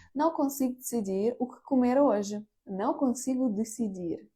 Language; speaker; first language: Portuguese; non-native, fluent; Ukrainian